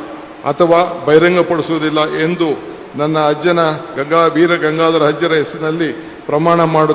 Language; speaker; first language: Kannada; native; Kannada